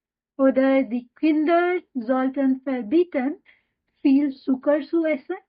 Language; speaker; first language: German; non-native, fluent; Hindi